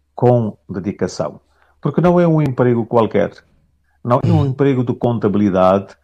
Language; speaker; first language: Portuguese; non-native, local second language; Kabuverdianu